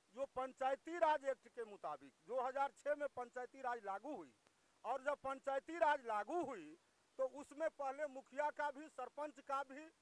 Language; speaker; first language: Hindi; native; Hindi